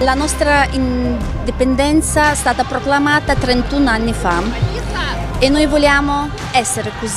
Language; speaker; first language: Italian; non-native, learner; Ukrainian